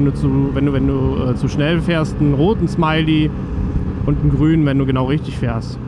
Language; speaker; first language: German; native; German